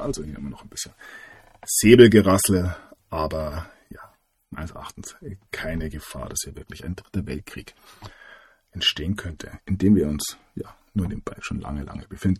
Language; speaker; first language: German; native; German